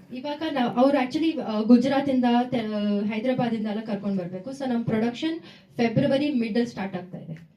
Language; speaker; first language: Kannada; non-native, local second language; Tamil